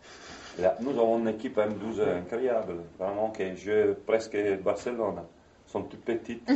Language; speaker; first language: French; non-native, fluent; Italian